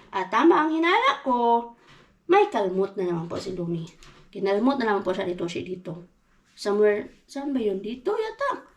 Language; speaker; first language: Filipino; non-native, local second language; Cebuano